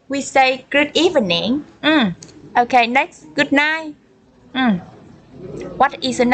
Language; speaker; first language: English; non-native, learner; Vietnamese